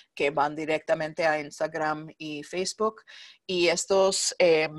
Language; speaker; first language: Spanish; non-native, fluent; English